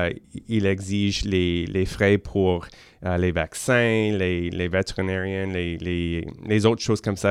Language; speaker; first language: French; non-native, local second language; English